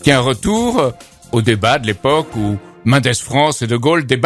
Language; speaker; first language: French; native; French